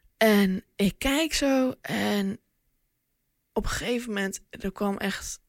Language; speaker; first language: Dutch; early bilingual, other home language; Bosnian